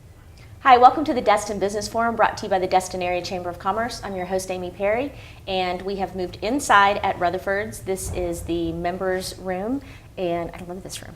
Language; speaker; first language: English; native; English